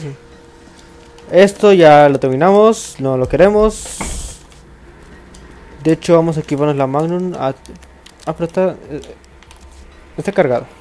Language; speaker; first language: Spanish; native; Spanish